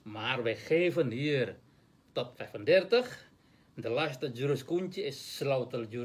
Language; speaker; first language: Dutch; non-native, learner; Indonesian